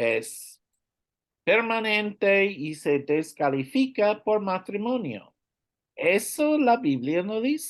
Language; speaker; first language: Spanish; non-native, learner; English